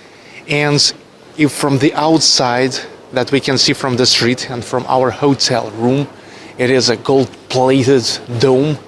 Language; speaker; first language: English; non-native, fluent; Russian